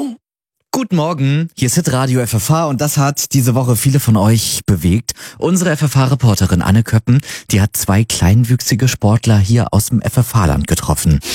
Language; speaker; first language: German; native; German